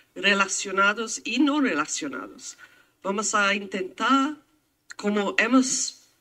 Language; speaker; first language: Spanish; non-native, fluent; English